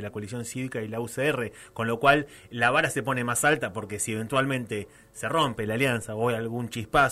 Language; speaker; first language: Spanish; native; Spanish